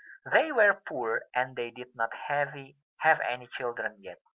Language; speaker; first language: English; non-native, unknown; Indonesian